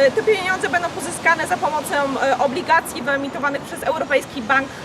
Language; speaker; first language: Polish; native; Polish